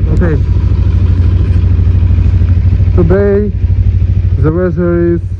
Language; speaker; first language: English; non-native, learner; Russian